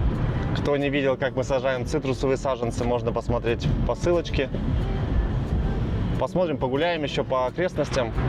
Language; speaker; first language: Russian; native; Russian